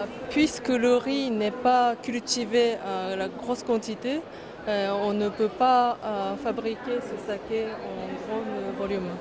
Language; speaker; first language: French; non-native, fluent; Japanese